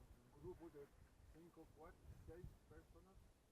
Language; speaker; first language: Spanish; non-native, learner; French